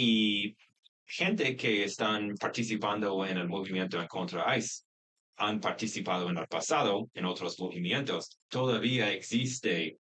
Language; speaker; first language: Spanish; non-native, fluent; English